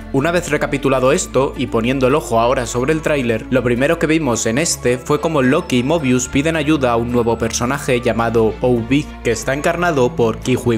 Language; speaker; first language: Spanish; native; Spanish